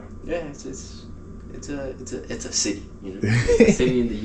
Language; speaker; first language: English; early bilingual, other home language; Spanish